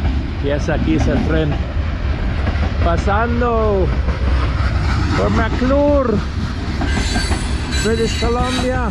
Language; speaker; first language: Spanish; non-native, fluent; English